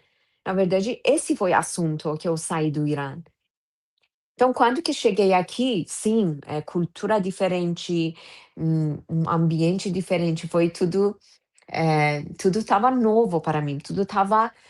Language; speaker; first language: Portuguese; non-native, fluent; Persian